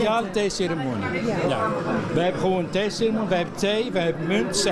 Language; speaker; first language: Dutch; non-native, learner; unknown